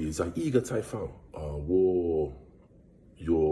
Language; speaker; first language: Chinese; non-native, learner; English